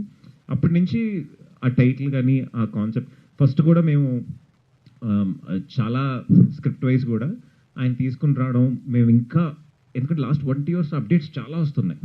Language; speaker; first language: Telugu; native; Telugu